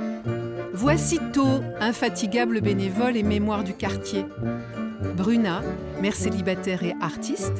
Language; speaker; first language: French; native; French